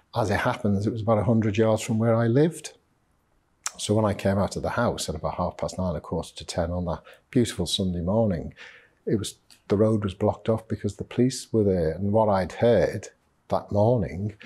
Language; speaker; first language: English; native; English